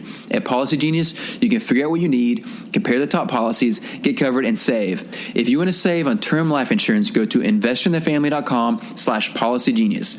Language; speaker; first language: English; native; English